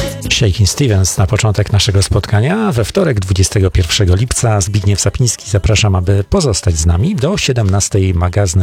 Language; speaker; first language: Polish; native; Polish